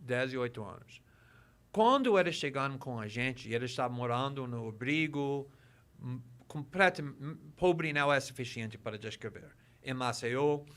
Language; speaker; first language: Portuguese; non-native, fluent; English